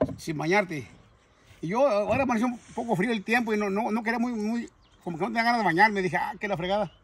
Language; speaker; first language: Spanish; native; Spanish